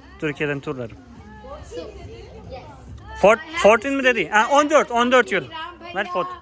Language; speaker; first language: Turkish; non-native, fluent; Hindi